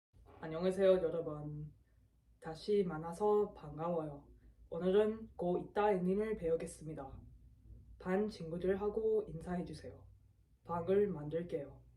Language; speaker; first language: Korean; non-native, learner; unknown